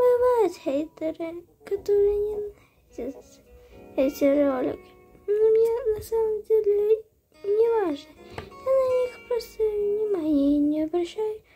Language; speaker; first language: Russian; early bilingual, heritage; Russian